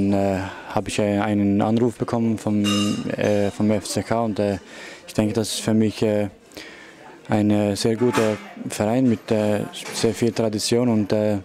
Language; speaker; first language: German; early bilingual, other home language; Albanian